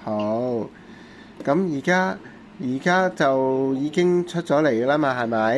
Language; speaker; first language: Cantonese; native; Cantonese